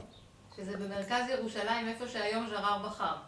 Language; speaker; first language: Hebrew; native; Hebrew